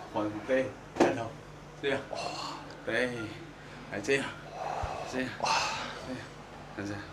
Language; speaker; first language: Chinese; native; Chinese